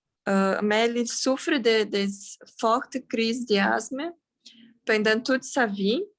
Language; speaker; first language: French; non-native, learner; Portuguese